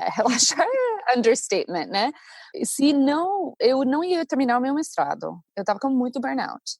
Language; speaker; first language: Portuguese; non-native, fluent; English